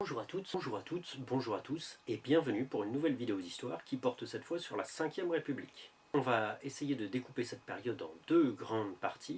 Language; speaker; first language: French; native; French